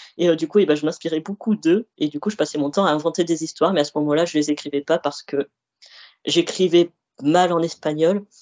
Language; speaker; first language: French; early bilingual, other home language; Arabic